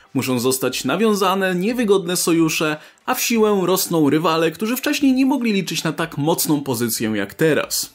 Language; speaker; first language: Polish; native; Polish